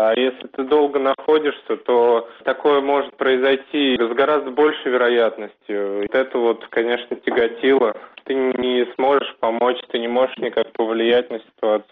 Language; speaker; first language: Russian; native; Russian